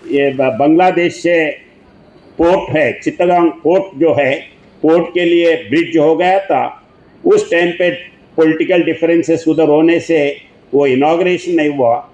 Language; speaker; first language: Hindi; non-native, local second language; Telugu